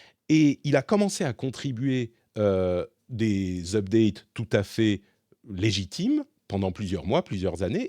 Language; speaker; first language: French; native; French